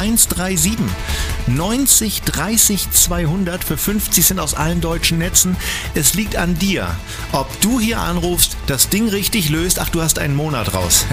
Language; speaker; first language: German; native; German